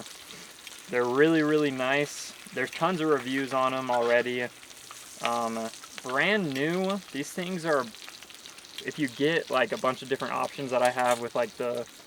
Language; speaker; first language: English; native; English